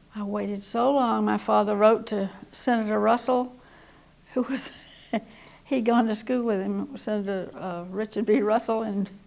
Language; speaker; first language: English; native; English